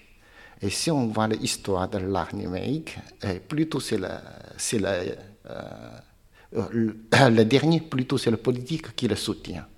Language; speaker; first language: French; non-native, learner; Chinese